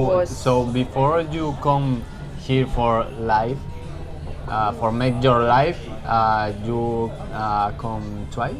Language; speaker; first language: English; non-native, learner; Spanish